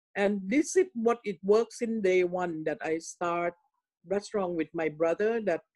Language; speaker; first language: English; non-native, learner; Thai